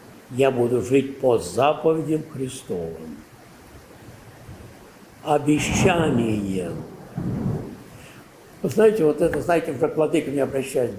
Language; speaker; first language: Russian; native; Russian